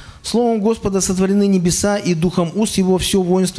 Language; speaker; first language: Russian; native; Russian